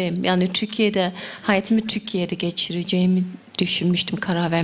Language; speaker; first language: Turkish; non-native, fluent; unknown